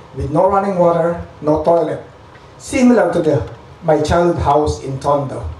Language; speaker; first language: English; non-native, local second language; Filipino